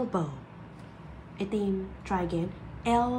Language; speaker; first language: English; non-native, fluent; Thai